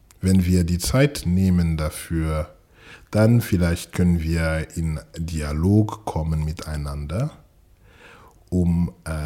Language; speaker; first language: German; non-native, fluent; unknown